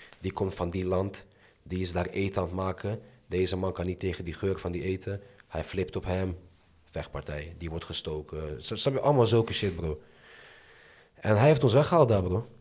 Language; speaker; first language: Dutch; early bilingual, other home language; Azerbaijani